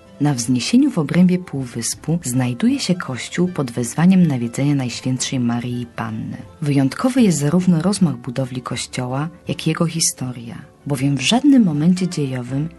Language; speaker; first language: Polish; native; Polish